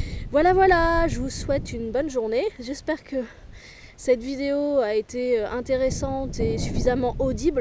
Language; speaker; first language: French; native; French